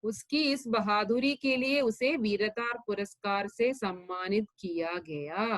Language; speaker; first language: Hindi; non-native, local second language; Malayalam